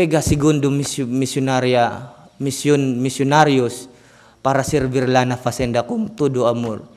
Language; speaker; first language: Portuguese; non-native, learner; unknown